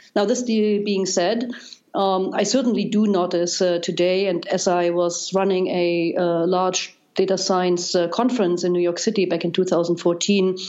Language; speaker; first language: English; non-native, fluent; German